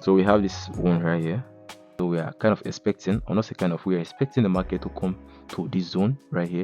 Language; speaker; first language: English; native; English